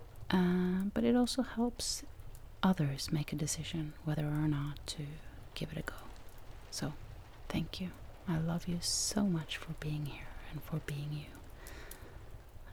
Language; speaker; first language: English; non-native, fluent; Norwegian